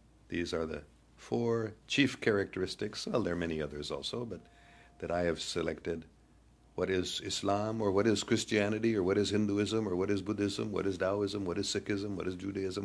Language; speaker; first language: English; native; English